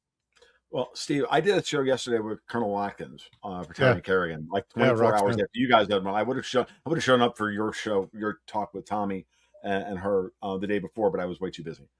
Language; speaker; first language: English; native; English